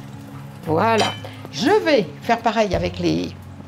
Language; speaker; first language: French; native; French